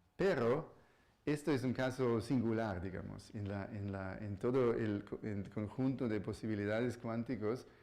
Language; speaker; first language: Spanish; non-native, fluent; German